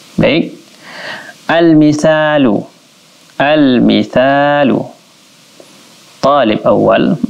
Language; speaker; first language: Arabic; non-native, fluent; Indonesian